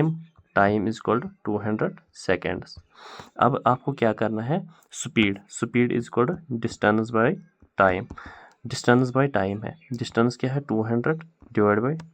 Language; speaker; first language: Hindi; non-native, local second language; Kashmiri